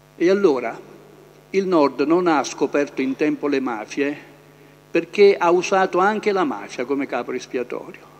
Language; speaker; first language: Italian; native; Italian